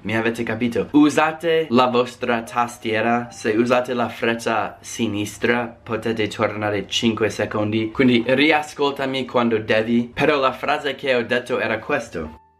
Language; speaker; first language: Italian; non-native, fluent; English